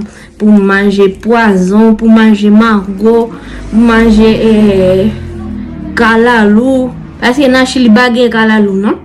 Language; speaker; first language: Haitian Creole; non-native, learner; Spanish